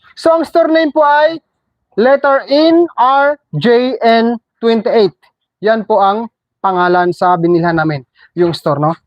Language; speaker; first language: Filipino; non-native, local second language; Cebuano